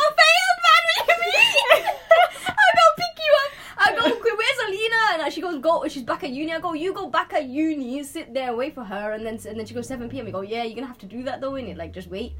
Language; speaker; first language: English; native; English